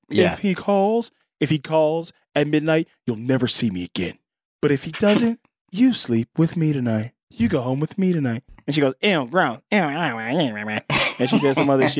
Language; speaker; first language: English; native; English